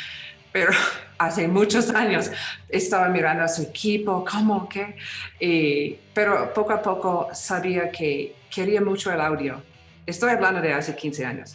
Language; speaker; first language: Spanish; non-native, fluent; English